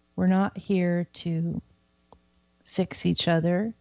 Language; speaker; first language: English; native; English